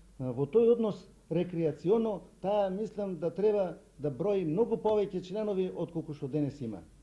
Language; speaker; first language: Macedonian; native; Macedonian